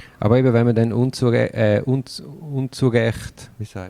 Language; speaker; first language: German; native; German